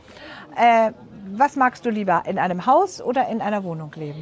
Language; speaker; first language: German; native; German